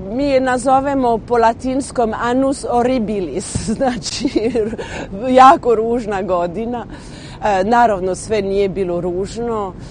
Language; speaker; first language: Serbian; non-native, fluent; French